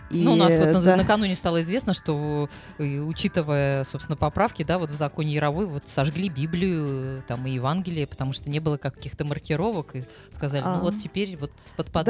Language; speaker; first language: Russian; native; Russian